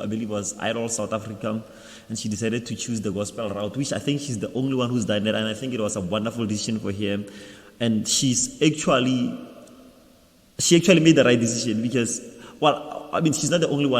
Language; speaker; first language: English; non-native, local second language; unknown